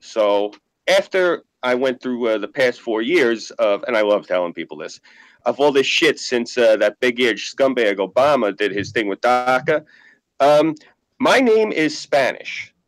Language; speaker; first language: English; native; English